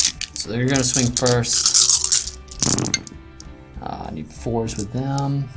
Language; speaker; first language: English; native; English